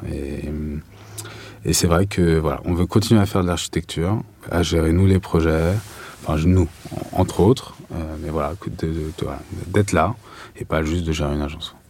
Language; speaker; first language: French; native; French